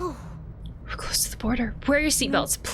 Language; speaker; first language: English; native; English